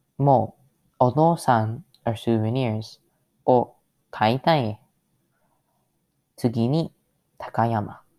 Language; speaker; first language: Japanese; non-native, learner; English